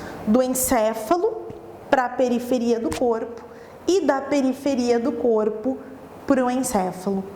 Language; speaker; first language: Portuguese; native; Portuguese